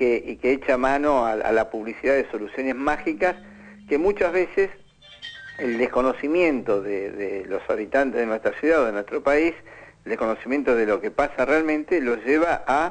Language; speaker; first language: Spanish; native; Spanish